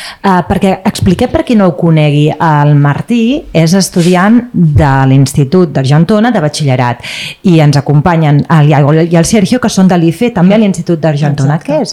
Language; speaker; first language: Catalan; native; Catalan